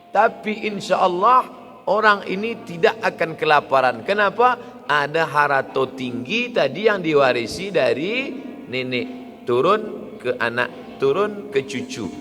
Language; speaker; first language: Malay; native; Malay